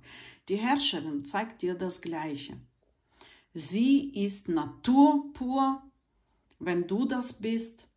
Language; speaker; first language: German; non-native, fluent; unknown